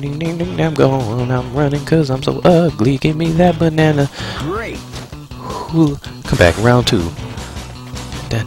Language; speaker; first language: English; native; English